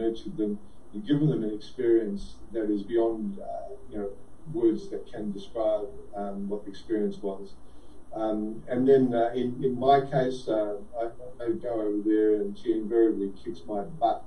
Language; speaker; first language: English; native; English